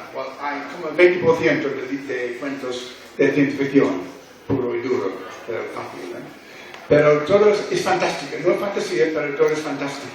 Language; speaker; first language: Spanish; non-native, fluent; English